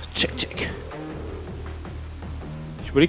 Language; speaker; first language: German; native; German